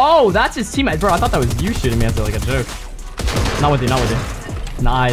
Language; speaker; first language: English; native; English